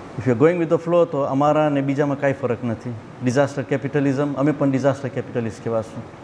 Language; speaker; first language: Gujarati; early bilingual, heritage; Gujarati